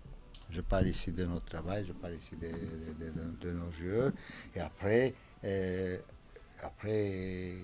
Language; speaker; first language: French; non-native, fluent; Romanian